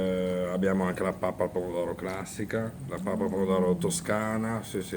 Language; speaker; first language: Italian; native; Italian